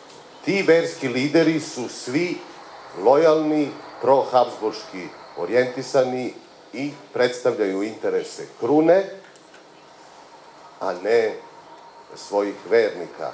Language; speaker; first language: Serbian; native; Serbian